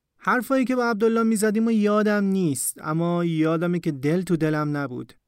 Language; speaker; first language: Persian; native; Persian